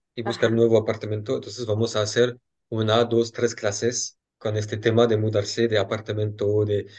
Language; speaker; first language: Spanish; non-native, fluent; French